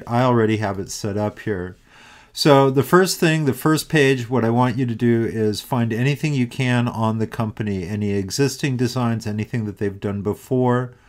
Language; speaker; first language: English; native; English